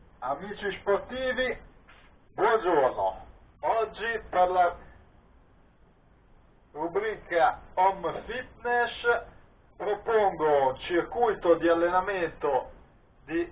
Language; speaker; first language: Italian; native; Italian